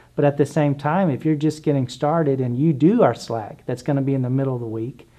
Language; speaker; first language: English; native; English